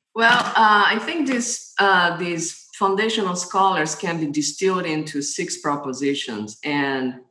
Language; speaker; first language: English; non-native, fluent; Portuguese